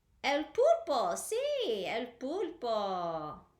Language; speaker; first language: Spanish; non-native, fluent; English